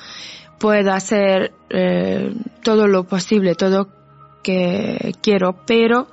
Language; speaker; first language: Spanish; non-native, fluent; Persian